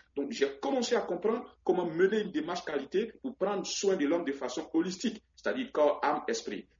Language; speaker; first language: French; non-native, local second language; Baoulé